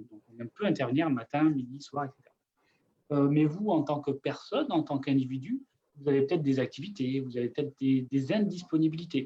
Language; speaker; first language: French; native; French